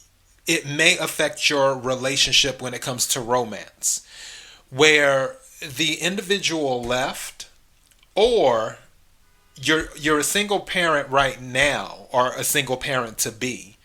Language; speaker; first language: English; native; English